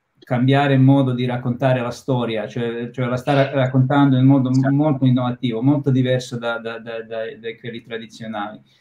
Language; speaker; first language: Italian; non-native, fluent; Croatian